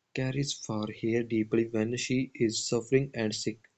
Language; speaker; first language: English; non-native, local second language; Punjabi